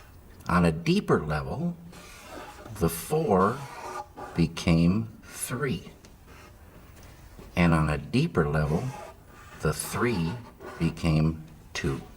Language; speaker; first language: English; native; English